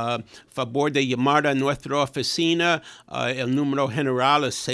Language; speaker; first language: Spanish; non-native, fluent; English